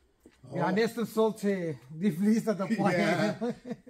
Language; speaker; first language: Danish; non-native, fluent; Kurdish